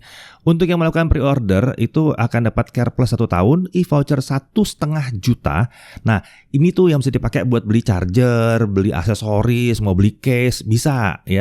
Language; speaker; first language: Indonesian; native; Indonesian